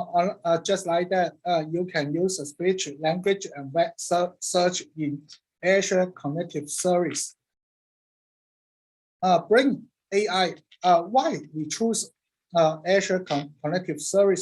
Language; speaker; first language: English; non-native, learner; Cantonese